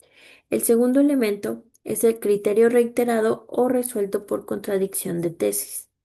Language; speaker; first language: Spanish; native; Spanish